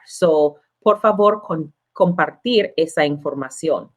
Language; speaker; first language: Spanish; non-native, learner; English